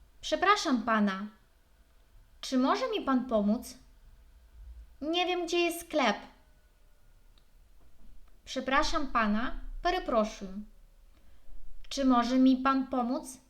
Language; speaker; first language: Polish; non-native, fluent; Ukrainian